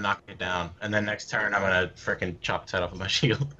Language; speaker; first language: English; native; English